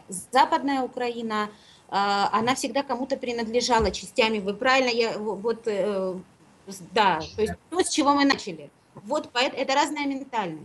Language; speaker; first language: Russian; native; Russian